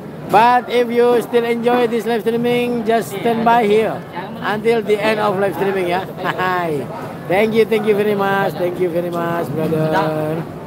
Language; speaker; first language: English; non-native, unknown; Indonesian